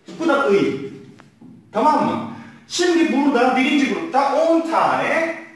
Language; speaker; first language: Turkish; non-native, fluent; Korean